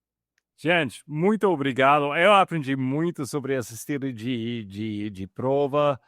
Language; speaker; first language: Portuguese; non-native, fluent; English